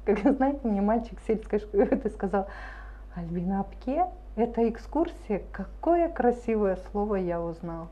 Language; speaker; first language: Russian; native; Russian